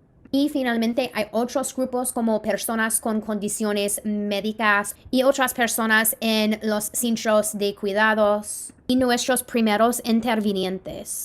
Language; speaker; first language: Spanish; non-native, fluent; English